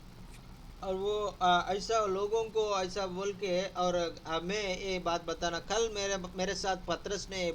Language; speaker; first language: Hindi; non-native, local second language; Telugu